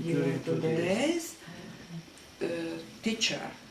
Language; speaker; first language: English; non-native, learner; Hungarian